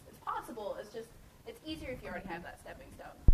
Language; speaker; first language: English; native; English